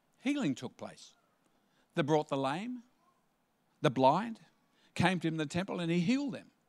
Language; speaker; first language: English; native; English